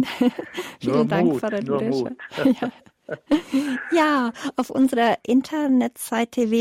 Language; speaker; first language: German; native; German